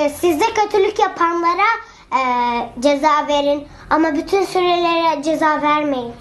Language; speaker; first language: Turkish; non-native, fluent; Arabic